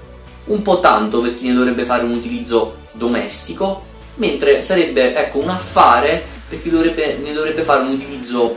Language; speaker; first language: Italian; native; Italian